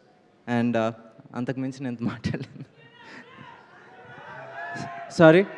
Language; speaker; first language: Telugu; native; Telugu